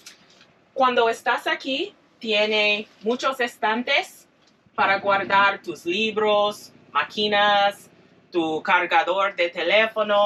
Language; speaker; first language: Spanish; non-native, fluent; English